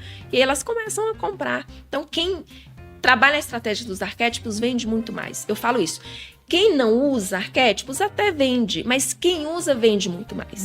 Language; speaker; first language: Portuguese; native; Portuguese